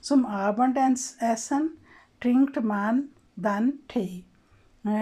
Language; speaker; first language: German; non-native, learner; Urdu